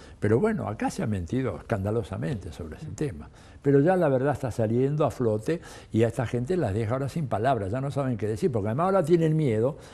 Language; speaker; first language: Spanish; early bilingual, other home language; Italian